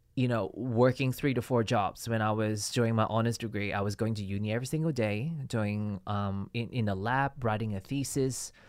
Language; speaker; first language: English; non-native, local second language; Cantonese